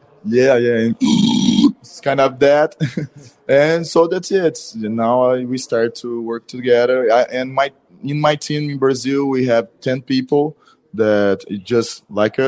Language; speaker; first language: English; non-native, learner; Portuguese